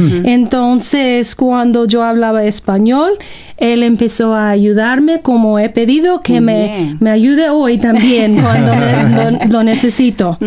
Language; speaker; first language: Spanish; non-native, fluent; English